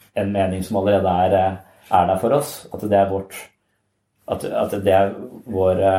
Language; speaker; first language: Norwegian; native; Norwegian